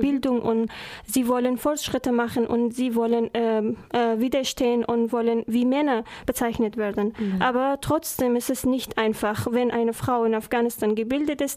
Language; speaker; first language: German; non-native, learner; Persian